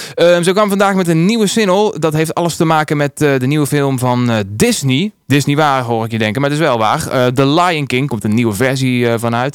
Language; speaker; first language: Dutch; native; Dutch